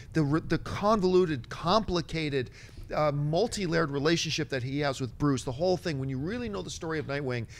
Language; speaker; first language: English; native; English